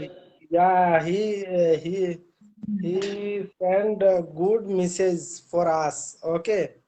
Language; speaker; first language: English; non-native, learner; Bangla